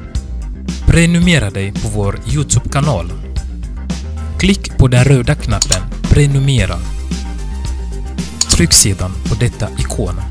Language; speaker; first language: Swedish; non-native, fluent; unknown